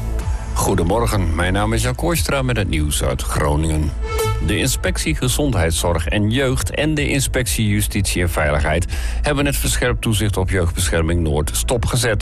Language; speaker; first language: Dutch; native; Dutch